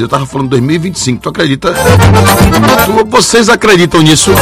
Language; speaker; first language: Portuguese; native; Portuguese